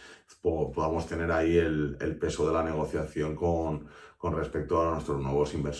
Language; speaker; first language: Spanish; native; Spanish